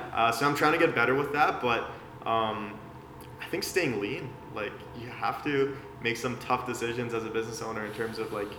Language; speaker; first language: English; early bilingual, other home language; Persian